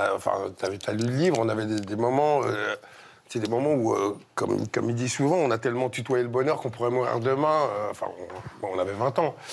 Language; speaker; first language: French; native; French